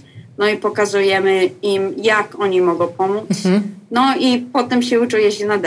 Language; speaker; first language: Polish; early bilingual, heritage; Polish